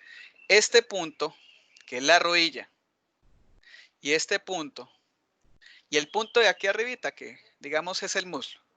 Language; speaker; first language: Spanish; native; Spanish